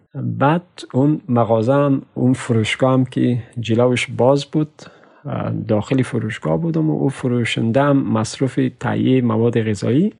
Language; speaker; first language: Persian; native; Persian